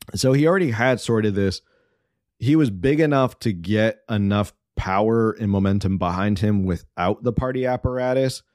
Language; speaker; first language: English; native; English